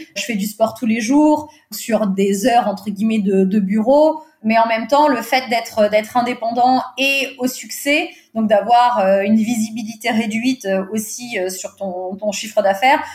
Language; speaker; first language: French; early bilingual, other home language; Portuguese